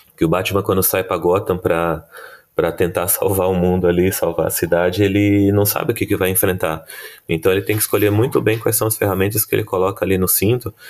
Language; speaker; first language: Portuguese; native; Portuguese